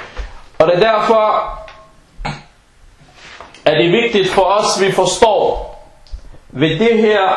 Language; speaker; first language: Danish; non-native, fluent; Arabic